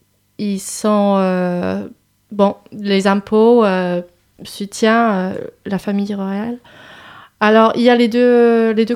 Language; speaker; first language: French; non-native, fluent; English